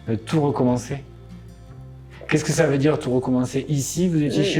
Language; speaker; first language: French; native; French